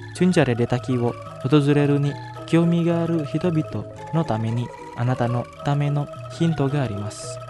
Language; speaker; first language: Japanese; non-native, fluent; Indonesian